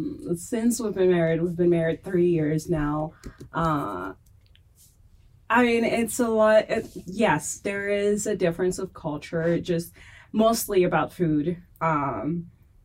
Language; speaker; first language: English; non-native, fluent; French